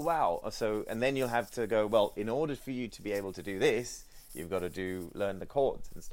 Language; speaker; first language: English; non-native, local second language; Sinhala